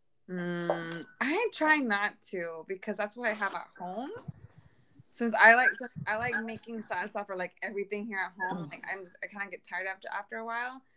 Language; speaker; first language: English; early bilingual, other home language; Spanish